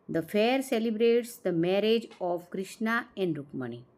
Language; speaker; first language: English; non-native, local second language; Gujarati